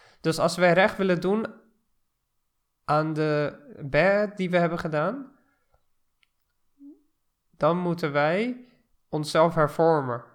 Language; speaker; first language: Dutch; non-native, fluent; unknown